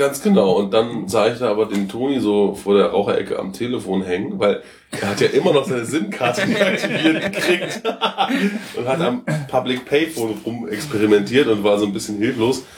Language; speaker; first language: German; native; German